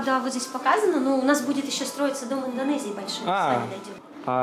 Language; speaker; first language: Russian; native; Russian